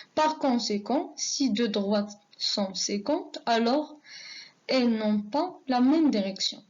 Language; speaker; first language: French; non-native, local second language; Arabic